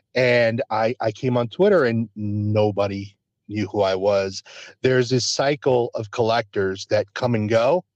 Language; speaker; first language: English; early bilingual, other home language; Spanish